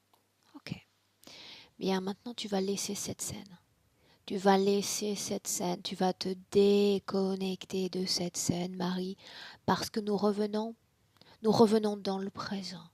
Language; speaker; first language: French; native; French